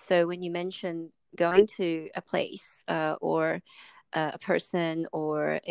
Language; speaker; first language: English; native; English